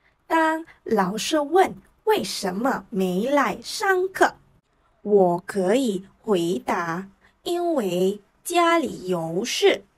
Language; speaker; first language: Chinese; non-native, learner; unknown